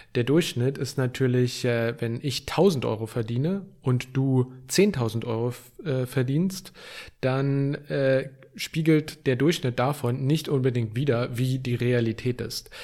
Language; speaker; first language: German; native; German